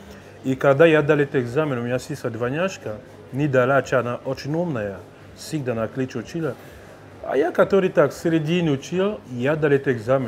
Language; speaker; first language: Russian; non-native, fluent; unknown